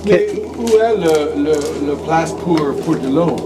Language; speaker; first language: French; non-native, learner; English